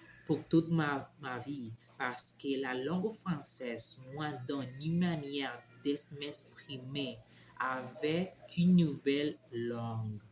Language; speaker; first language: French; non-native, learner; Spanish